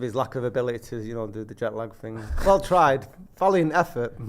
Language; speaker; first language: English; native; English